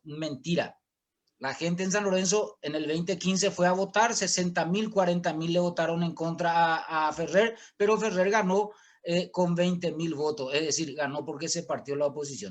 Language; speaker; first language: Spanish; native; Spanish